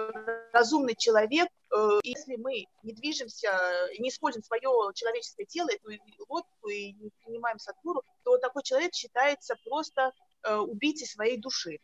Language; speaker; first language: Russian; native; Russian